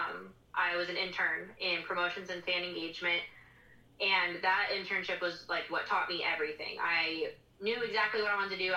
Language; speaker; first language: English; native; English